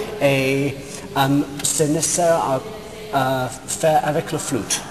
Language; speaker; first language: French; non-native, learner; Italian